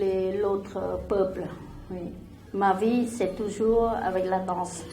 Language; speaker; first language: French; non-native, learner; Khmer